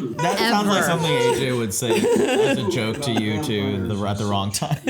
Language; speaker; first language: English; native; English